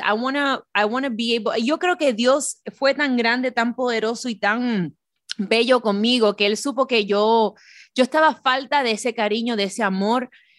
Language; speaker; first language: Spanish; early bilingual, other home language; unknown